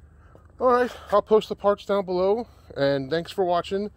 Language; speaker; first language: English; native; English